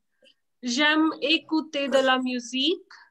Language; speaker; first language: French; non-native, fluent; Hindi